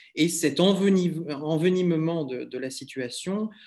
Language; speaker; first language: French; native; French